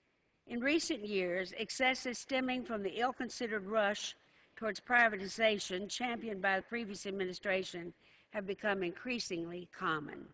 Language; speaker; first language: English; native; English